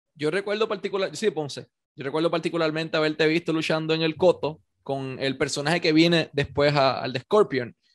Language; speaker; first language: Spanish; native; Spanish